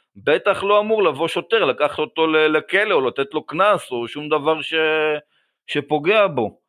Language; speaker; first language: Hebrew; native; Hebrew